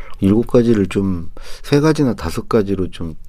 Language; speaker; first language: Korean; native; Korean